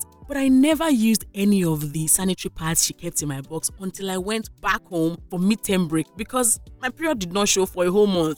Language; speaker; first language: English; non-native, local second language; Yoruba